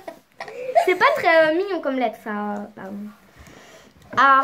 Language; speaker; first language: French; native; French